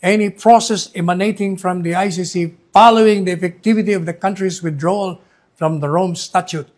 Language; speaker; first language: English; non-native, local second language; Filipino